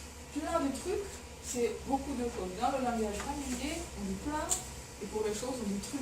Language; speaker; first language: French; non-native, fluent; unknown